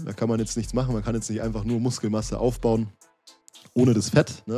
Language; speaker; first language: German; native; German